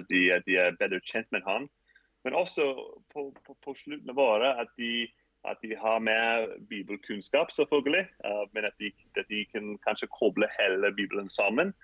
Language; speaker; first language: Norwegian; non-native, fluent; English